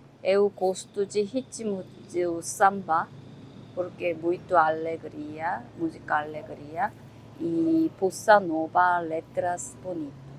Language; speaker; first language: Portuguese; non-native, learner; Korean